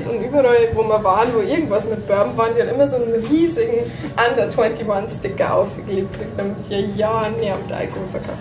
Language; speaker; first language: German; native; German